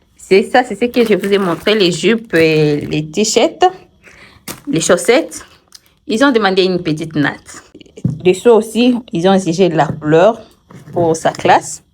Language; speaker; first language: French; non-native, local second language; Swahili